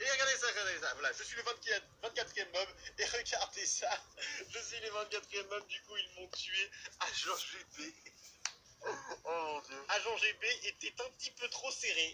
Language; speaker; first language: French; native; French